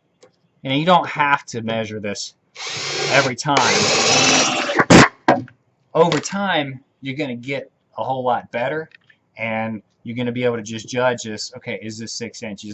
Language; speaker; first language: English; native; English